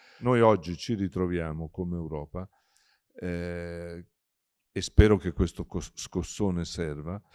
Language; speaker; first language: Italian; native; Italian